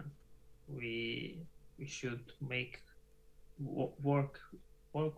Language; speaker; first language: English; non-native, learner; Russian